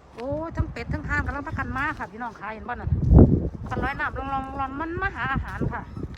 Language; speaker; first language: Thai; native; Thai